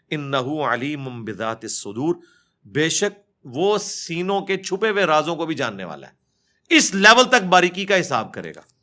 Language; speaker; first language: Urdu; native; Urdu